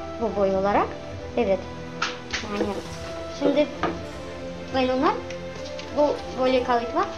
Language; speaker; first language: Turkish; non-native, learner; Russian